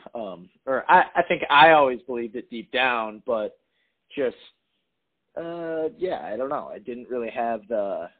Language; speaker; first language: English; native; English